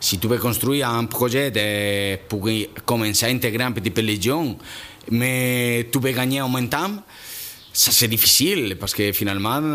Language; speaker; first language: French; non-native, fluent; Spanish